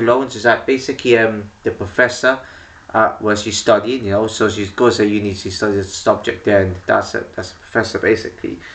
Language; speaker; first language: English; native; English